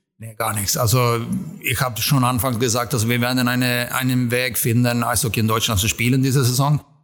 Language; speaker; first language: German; non-native, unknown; Swedish